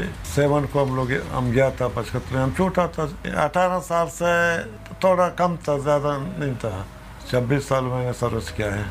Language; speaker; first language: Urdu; non-native, local second language; Baluchi